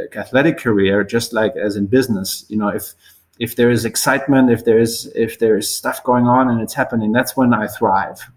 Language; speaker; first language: English; non-native, fluent; German